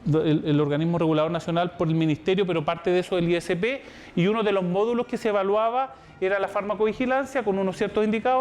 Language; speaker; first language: Spanish; native; Spanish